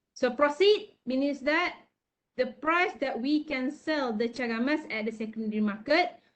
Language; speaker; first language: English; non-native, local second language; Malay